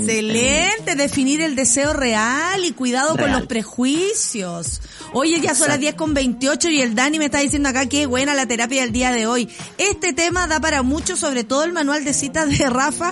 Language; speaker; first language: Spanish; native; Spanish